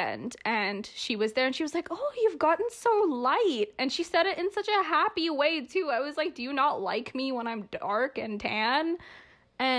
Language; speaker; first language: English; early bilingual, other home language; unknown